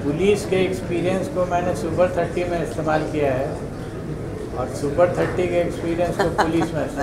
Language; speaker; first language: Hindi; native; Hindi